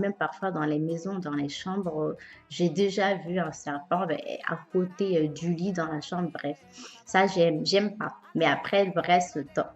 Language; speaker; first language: French; early bilingual, other home language; Bambara